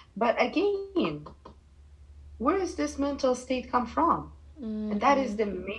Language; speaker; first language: English; non-native, fluent; Arabic